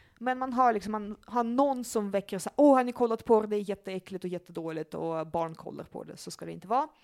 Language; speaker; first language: Swedish; early bilingual, other home language; Russian